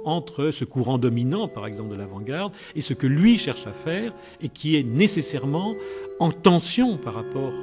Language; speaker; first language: French; native; French